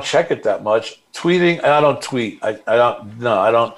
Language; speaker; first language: English; native; English